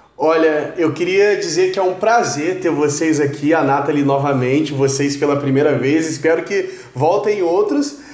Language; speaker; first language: Portuguese; native; Portuguese